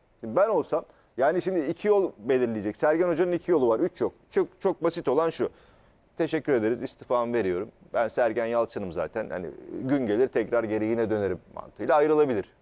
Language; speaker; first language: Turkish; native; Turkish